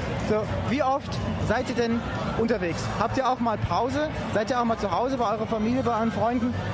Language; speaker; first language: German; native; German